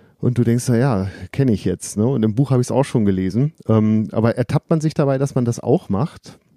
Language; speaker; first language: German; native; German